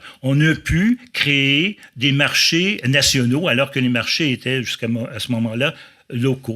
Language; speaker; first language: French; native; French